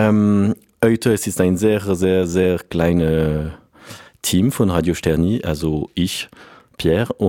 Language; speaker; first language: German; non-native, learner; French